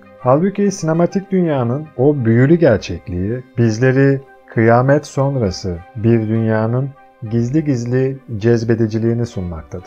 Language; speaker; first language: Turkish; native; Turkish